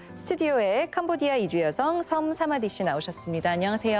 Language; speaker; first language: Korean; native; Korean